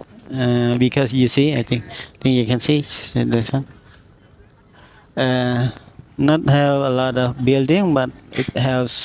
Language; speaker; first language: English; non-native, learner; Khmer